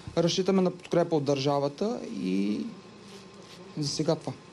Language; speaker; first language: Bulgarian; native; Bulgarian